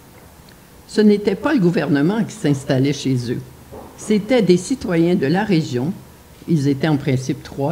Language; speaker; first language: French; native; French